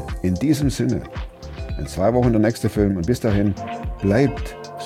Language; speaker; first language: German; native; German